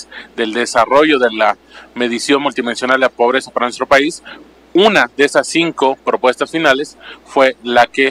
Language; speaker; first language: Spanish; native; Spanish